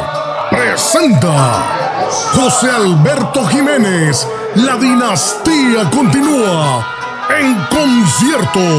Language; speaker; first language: Spanish; native; Spanish